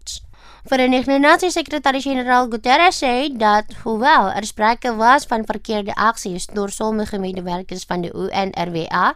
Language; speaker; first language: Dutch; non-native, learner; Indonesian